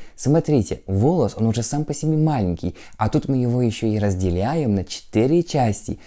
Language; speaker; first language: Russian; non-native, fluent; Polish